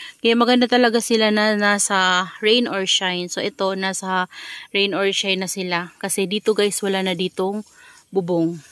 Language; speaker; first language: Filipino; native; Filipino